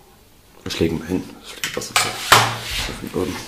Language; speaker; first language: German; native; German